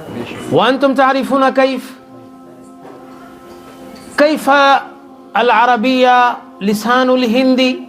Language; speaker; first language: Arabic; non-native, learner; Urdu